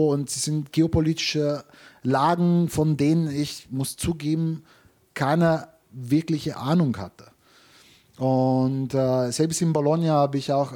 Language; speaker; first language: German; non-native, fluent; Italian